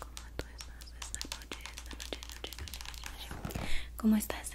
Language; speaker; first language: Spanish; early bilingual, heritage; Spanish